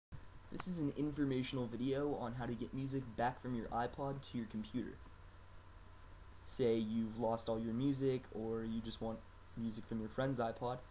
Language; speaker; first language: English; native; English